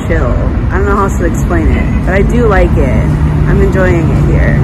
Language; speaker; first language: English; native; English